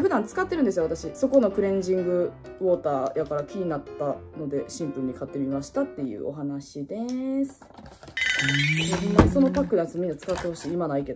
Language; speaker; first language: Japanese; native; Japanese